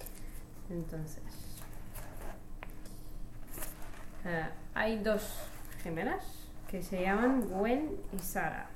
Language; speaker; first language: Spanish; non-native, learner; English